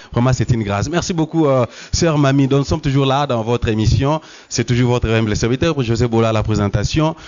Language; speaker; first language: French; non-native, local second language; Lingala